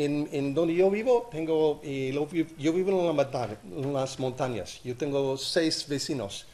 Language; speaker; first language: Spanish; non-native, learner; English